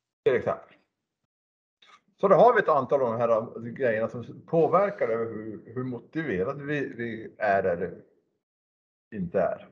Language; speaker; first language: Swedish; native; Swedish